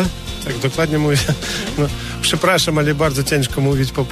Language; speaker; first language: Polish; non-native, learner; Russian